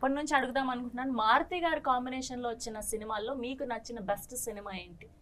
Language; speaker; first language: Telugu; native; Telugu